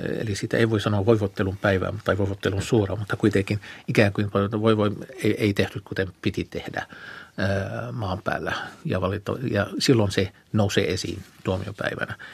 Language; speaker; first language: Finnish; non-native, fluent; Arabic